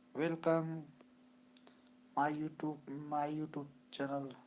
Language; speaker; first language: English; non-native, learner; Hindi